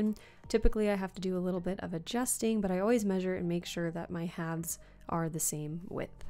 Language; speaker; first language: English; native; English